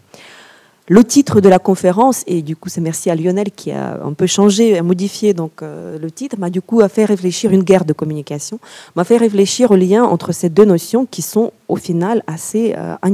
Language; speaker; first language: French; non-native, fluent; Ukrainian